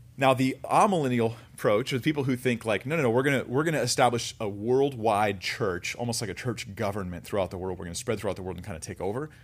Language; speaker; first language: English; native; English